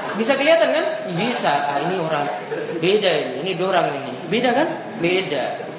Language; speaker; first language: Indonesian; native; Indonesian